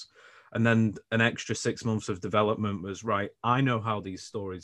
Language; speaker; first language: English; native; English